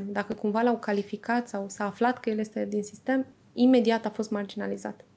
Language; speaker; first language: Romanian; native; Romanian